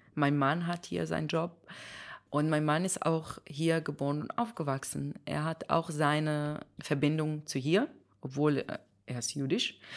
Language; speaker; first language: German; non-native, fluent; Hebrew